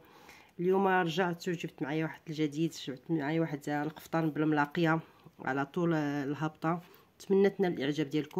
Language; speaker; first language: Arabic; native; Arabic